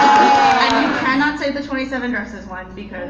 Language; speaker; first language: English; native; English